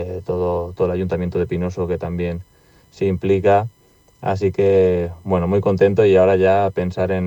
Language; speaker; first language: Spanish; native; Spanish